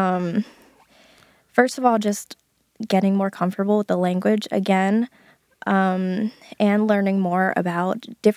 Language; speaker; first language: English; native; English